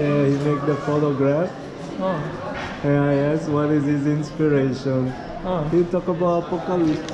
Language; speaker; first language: English; non-native, learner; Portuguese